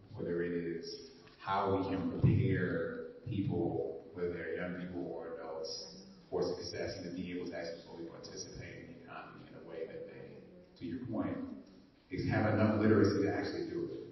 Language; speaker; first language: English; native; English